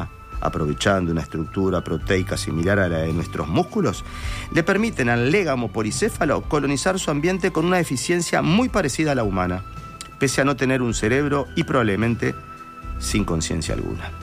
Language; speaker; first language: Spanish; native; Spanish